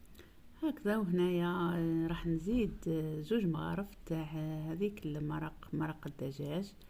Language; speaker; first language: Arabic; native; Arabic